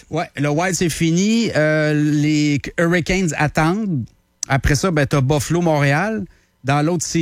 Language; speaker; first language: French; native; French